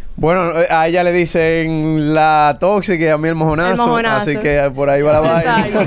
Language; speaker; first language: Spanish; native; Spanish